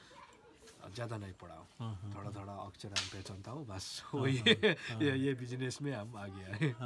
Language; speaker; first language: Hindi; non-native, local second language; Nepali